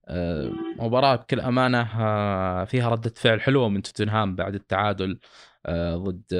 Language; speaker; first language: Arabic; native; Arabic